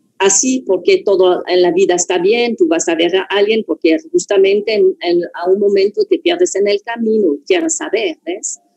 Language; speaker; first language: Spanish; non-native, fluent; French